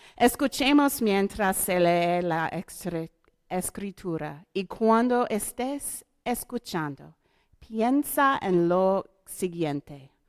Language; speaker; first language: Spanish; non-native, learner; English